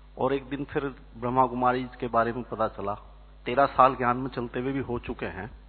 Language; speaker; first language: Hindi; native; Hindi